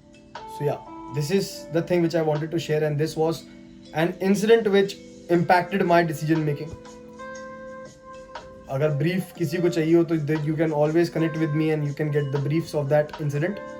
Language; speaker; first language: English; non-native, local second language; Hindi